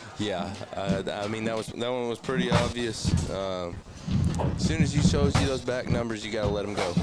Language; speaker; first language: English; native; English